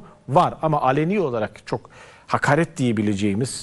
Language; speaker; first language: Turkish; native; Turkish